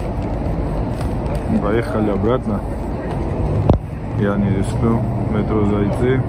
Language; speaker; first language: Russian; non-native, fluent; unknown